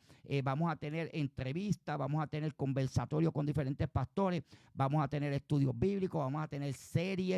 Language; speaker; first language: Spanish; native; Spanish